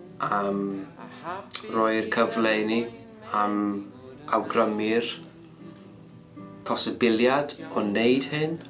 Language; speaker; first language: Welsh; native; Welsh